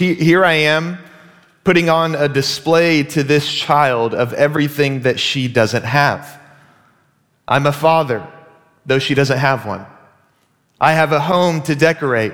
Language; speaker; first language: English; native; English